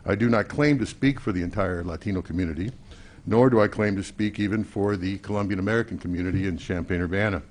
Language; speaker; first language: English; native; English